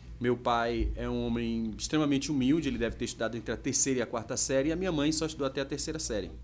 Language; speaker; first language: Portuguese; native; Portuguese